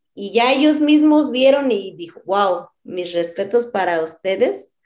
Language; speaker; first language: Spanish; non-native, local second language; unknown